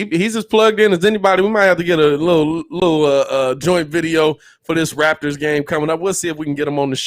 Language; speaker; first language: English; native; English